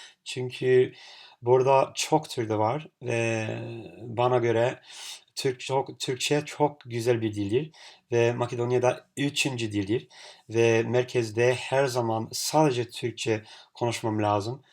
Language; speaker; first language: Turkish; non-native, learner; English